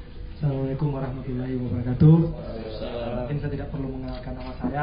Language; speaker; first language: Indonesian; native; Indonesian